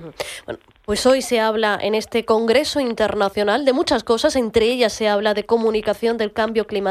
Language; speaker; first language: Spanish; native; Spanish